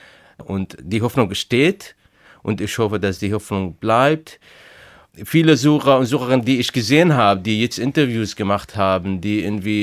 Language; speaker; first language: German; non-native, fluent; Arabic